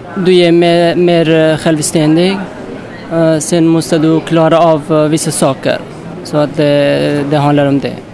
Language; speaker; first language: Swedish; non-native, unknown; Persian